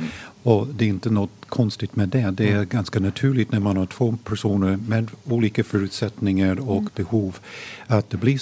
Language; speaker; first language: Swedish; non-native, fluent; English